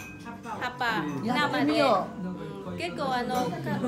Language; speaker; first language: Japanese; non-native, learner; Vietnamese